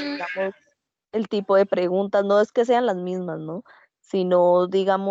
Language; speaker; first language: Spanish; native; Spanish